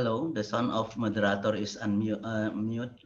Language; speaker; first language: English; non-native, learner; Indonesian